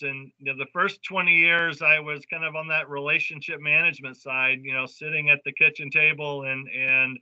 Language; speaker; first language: English; native; English